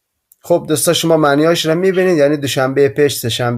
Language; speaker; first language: Persian; native; Persian